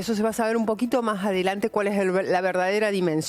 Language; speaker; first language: Spanish; native; Spanish